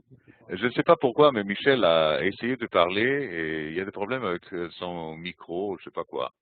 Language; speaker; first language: French; non-native, fluent; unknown